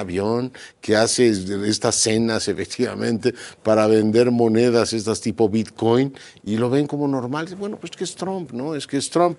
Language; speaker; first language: Spanish; native; Spanish